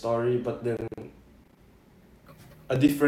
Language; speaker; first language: English; non-native, local second language; Filipino